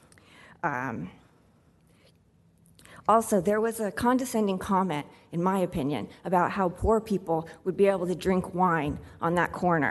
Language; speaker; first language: English; native; English